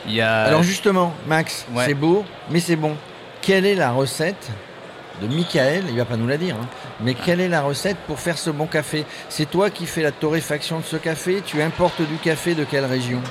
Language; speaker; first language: French; native; French